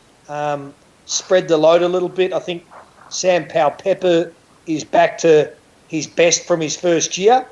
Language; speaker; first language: English; native; English